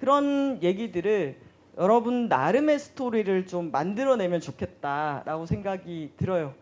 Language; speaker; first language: Korean; native; Korean